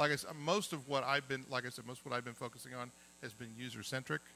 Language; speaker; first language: English; native; English